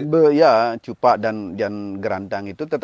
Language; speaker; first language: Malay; non-native, local second language; Balinese